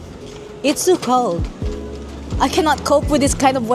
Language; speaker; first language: English; non-native, local second language; Filipino